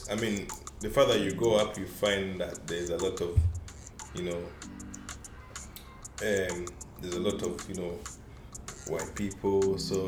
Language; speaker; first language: English; native; English